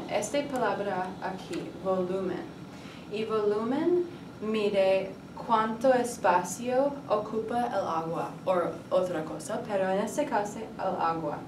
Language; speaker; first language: Spanish; non-native, learner; English